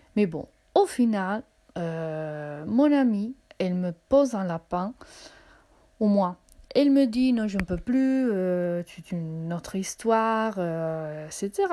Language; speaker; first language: French; non-native, fluent; Italian